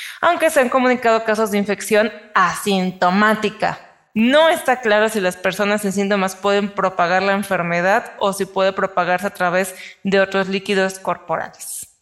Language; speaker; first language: Spanish; native; Spanish